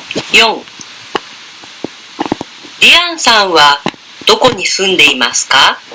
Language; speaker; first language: Japanese; non-native, learner; Indonesian